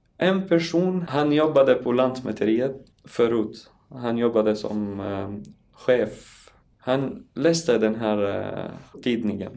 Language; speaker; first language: Swedish; non-native, learner; Arabic